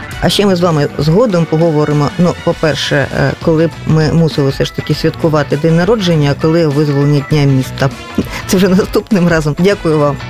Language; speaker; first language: Ukrainian; native; Ukrainian